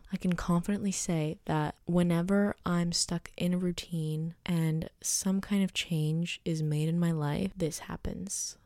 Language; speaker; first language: English; native; English